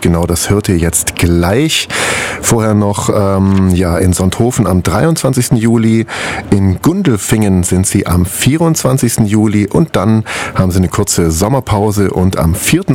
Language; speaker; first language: German; native; German